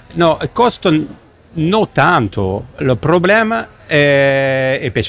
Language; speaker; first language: Italian; non-native, learner; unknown